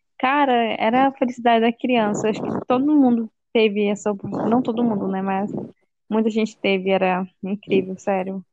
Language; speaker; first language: Portuguese; native; Portuguese